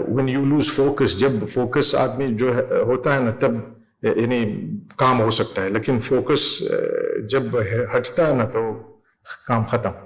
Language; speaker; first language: Urdu; non-native, fluent; English